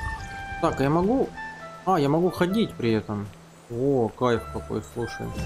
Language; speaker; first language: Russian; native; Russian